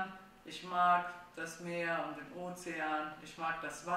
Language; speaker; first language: German; non-native, fluent; Italian